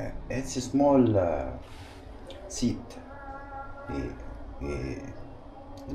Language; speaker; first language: English; non-native, learner; Arabic